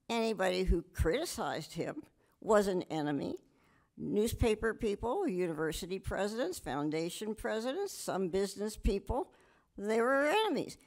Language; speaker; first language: English; native; English